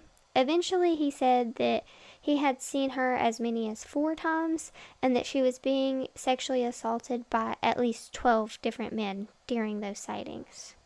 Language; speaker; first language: English; native; English